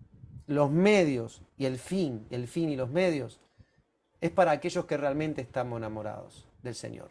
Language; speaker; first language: Spanish; native; Spanish